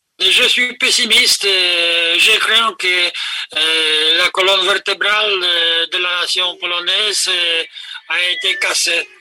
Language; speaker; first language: French; non-native, fluent; Polish